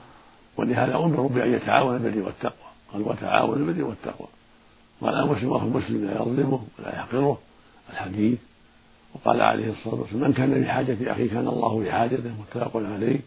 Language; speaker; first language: Arabic; native; Arabic